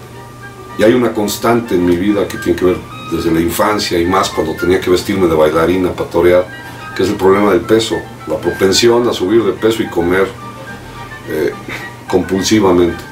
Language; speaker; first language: Spanish; native; Spanish